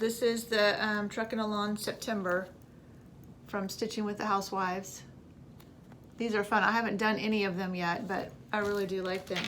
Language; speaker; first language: English; native; English